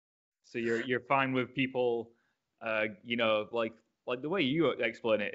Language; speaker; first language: English; native; English